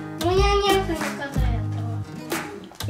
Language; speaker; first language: Russian; early bilingual, heritage; Russian